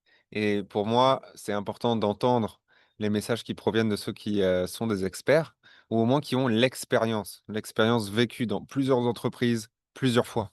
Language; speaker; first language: French; native; French